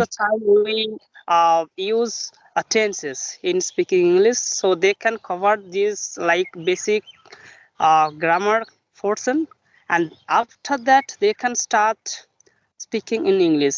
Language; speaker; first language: English; non-native, local second language; Bangla